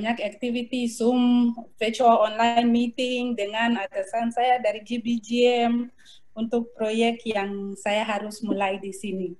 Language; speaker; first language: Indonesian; non-native, learner; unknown